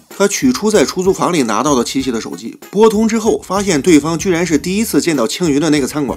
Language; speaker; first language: Chinese; native; Chinese